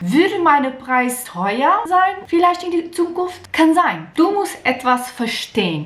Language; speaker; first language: German; non-native, learner; Portuguese